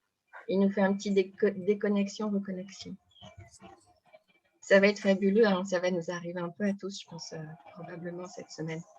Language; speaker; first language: French; native; French